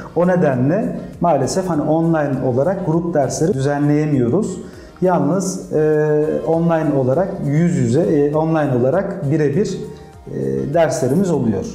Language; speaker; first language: Turkish; early bilingual, heritage; Turkish